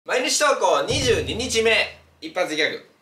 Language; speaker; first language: Japanese; native; Japanese